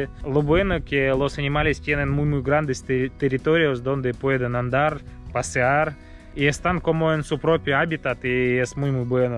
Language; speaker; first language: Spanish; non-native, learner; Russian